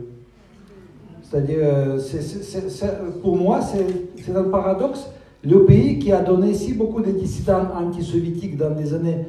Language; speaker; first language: French; non-native, fluent; Russian